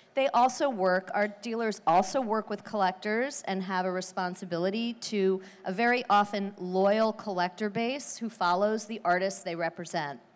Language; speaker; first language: English; native; English